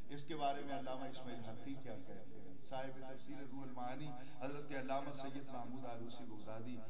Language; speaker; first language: Urdu; non-native, local second language; Punjabi